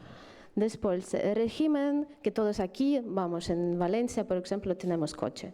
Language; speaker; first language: Spanish; non-native, fluent; Ukrainian